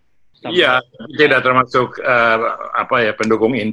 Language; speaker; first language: Indonesian; native; Indonesian